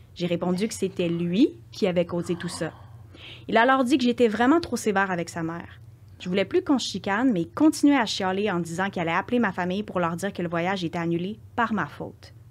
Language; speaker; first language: French; native; French